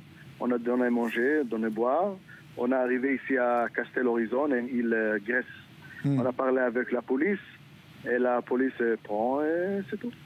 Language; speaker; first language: French; non-native, learner; Hebrew